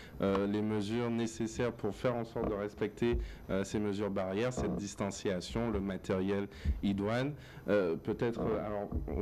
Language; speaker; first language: French; native; French